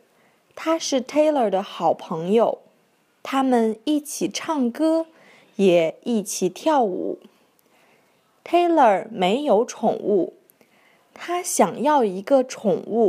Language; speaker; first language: Chinese; non-native, learner; English